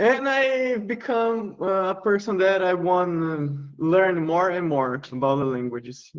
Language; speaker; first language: English; non-native, learner; Portuguese